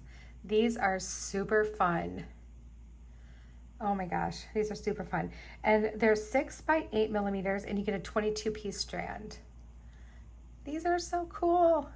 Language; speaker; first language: English; native; English